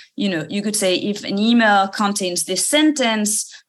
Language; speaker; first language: English; non-native, fluent; French